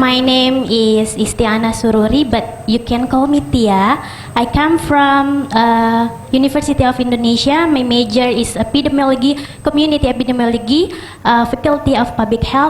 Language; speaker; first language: English; non-native, fluent; Indonesian